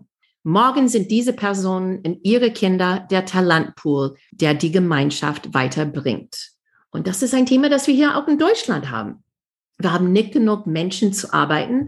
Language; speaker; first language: German; non-native, fluent; English